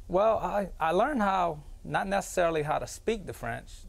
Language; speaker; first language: English; native; English